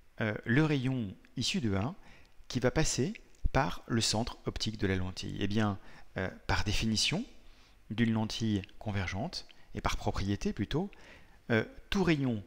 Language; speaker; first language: French; native; French